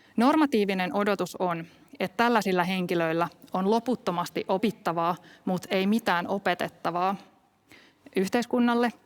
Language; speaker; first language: Finnish; native; Finnish